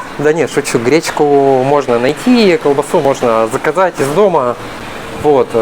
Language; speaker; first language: Russian; native; Russian